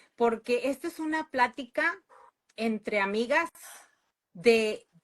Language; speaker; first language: Spanish; early bilingual, other home language; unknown